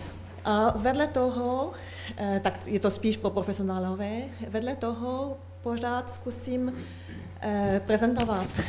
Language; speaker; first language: Czech; non-native, learner; French